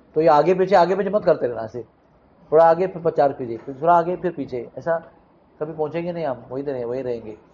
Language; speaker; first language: Hindi; non-native, local second language; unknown